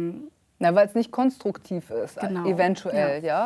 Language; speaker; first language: German; native; German